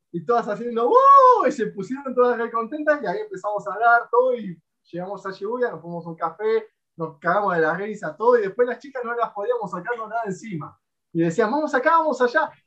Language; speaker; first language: Spanish; native; Spanish